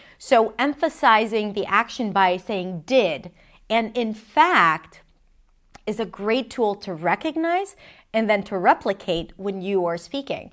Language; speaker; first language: English; non-native, fluent; Hebrew